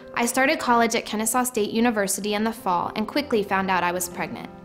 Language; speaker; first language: English; native; English